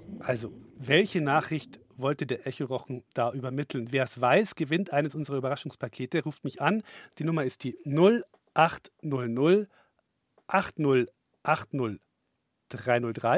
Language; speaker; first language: German; native; German